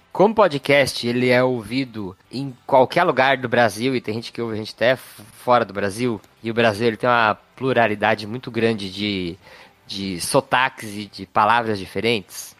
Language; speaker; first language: Portuguese; native; Portuguese